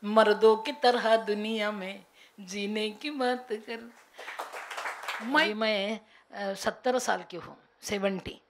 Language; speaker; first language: Hindi; non-native, local second language; Marathi